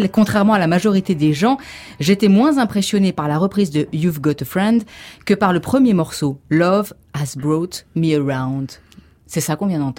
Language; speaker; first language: French; native; French